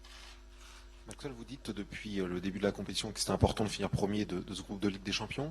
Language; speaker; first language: French; native; French